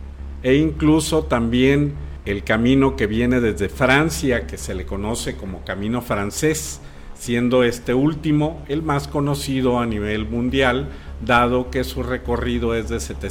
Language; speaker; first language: Spanish; native; Spanish